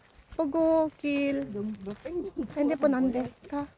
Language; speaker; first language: Korean; non-native, learner; Filipino